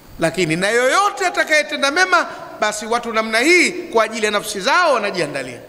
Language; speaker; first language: Swahili; native; Swahili